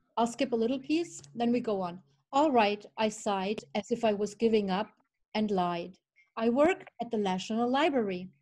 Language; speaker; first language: English; early bilingual, other home language; Czech